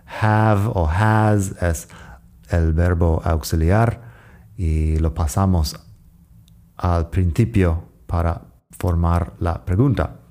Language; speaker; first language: Spanish; non-native, fluent; English